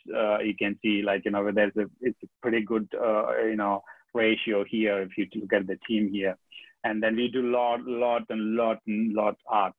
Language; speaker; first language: English; non-native, local second language; Tamil